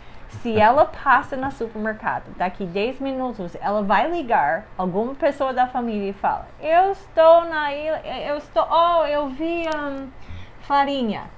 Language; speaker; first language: Portuguese; non-native, fluent; English